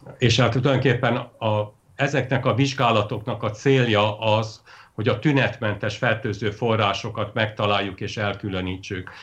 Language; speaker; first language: Hungarian; native; Hungarian